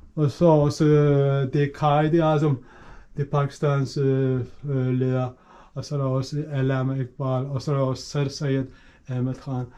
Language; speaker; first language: Danish; non-native, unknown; Urdu